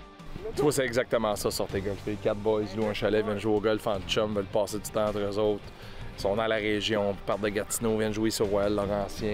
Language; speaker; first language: French; native; French